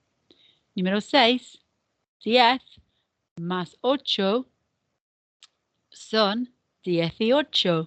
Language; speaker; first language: Spanish; non-native, fluent; English